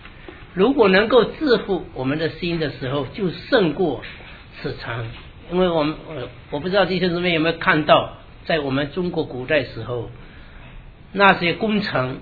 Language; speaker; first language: Chinese; native; Chinese